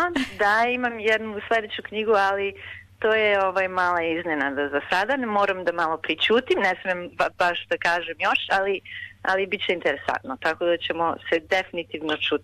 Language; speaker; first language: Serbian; early bilingual, heritage; Serbian